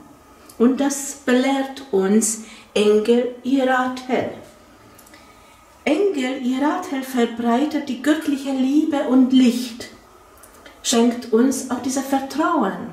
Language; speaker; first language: German; non-native, fluent; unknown